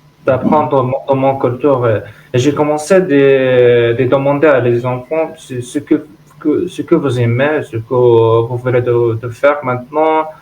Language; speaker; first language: French; non-native, learner; Arabic